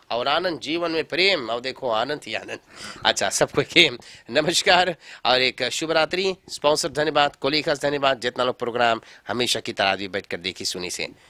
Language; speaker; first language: Hindi; early bilingual, heritage; Hindi